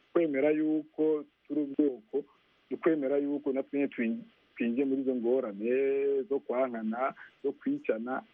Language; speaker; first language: Rundi; non-native, local second language; Swahili